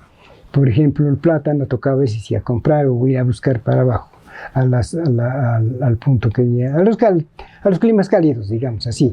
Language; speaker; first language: Spanish; native; Spanish